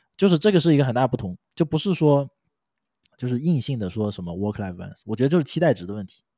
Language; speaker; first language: Chinese; native; Chinese